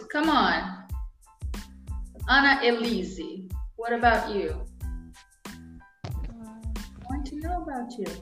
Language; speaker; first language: English; non-native, fluent; Portuguese